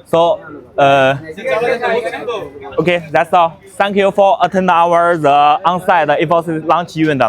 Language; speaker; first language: English; non-native, learner; Chinese